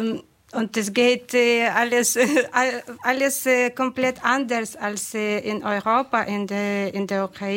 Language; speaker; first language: German; non-native, fluent; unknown